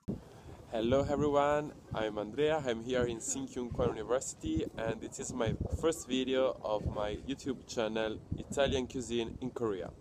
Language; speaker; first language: English; non-native, learner; Italian